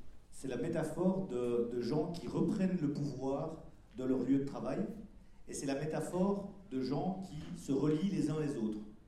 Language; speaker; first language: French; native; French